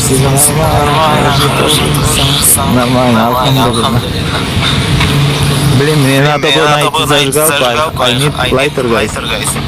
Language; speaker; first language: Russian; non-native, local second language; Turkmen